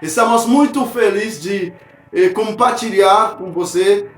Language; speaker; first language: Portuguese; non-native, fluent; Haitian Creole